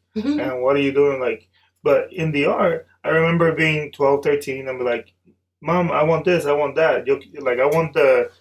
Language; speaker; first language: English; early bilingual, other home language; Spanish